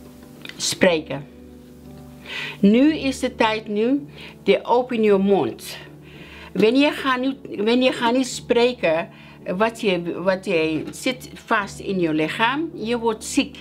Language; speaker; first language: Dutch; non-native, learner; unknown